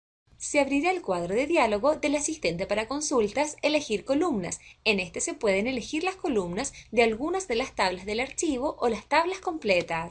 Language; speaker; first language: Spanish; native; Spanish